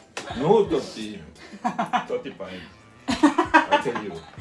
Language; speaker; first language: English; non-native, learner; Korean